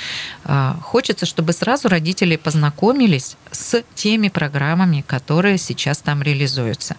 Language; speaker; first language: Russian; native; Russian